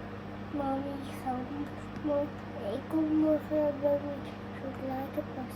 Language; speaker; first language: Dutch; early bilingual, other home language; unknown